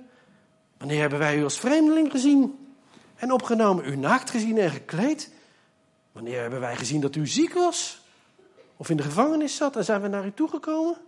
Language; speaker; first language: Dutch; native; Dutch